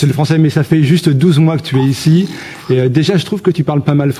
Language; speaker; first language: French; native; French